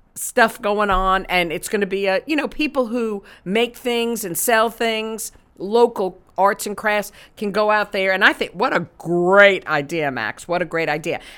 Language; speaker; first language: English; native; English